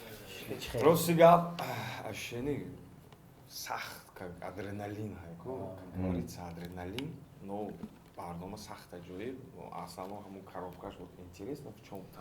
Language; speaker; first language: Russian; non-native, local second language; Tajik